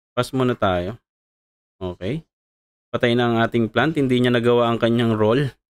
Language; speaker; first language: Filipino; native; Filipino